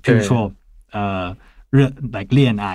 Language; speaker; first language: Chinese; non-native, fluent; English